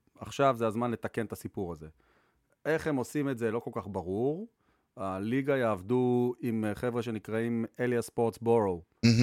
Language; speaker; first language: Hebrew; native; Hebrew